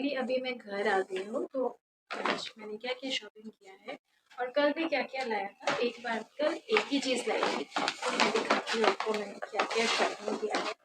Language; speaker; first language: Hindi; non-native, local second language; Bangla